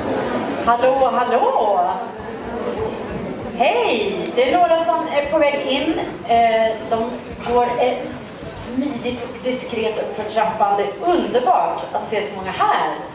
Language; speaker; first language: Swedish; native; Swedish